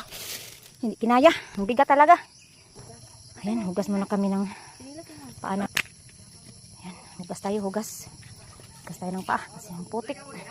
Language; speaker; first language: Filipino; non-native, local second language; Cebuano